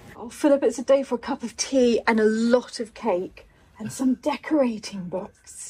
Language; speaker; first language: English; native; English